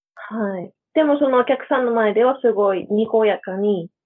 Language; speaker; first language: Japanese; native; Japanese